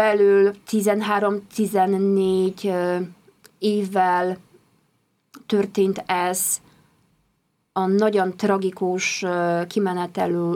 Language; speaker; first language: Hungarian; non-native, fluent; Polish